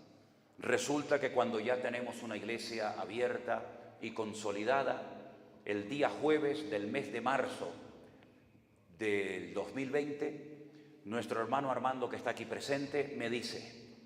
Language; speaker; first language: Spanish; native; Spanish